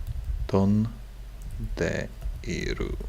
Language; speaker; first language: Japanese; non-native, learner; English